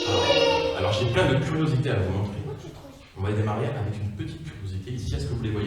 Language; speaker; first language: French; native; French